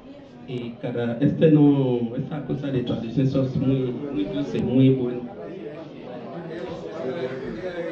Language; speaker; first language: Spanish; non-native, learner; Bini